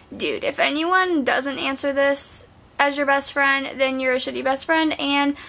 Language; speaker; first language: English; native; English